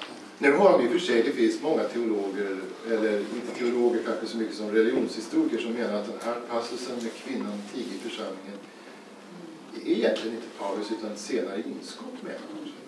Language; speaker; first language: Swedish; native; Swedish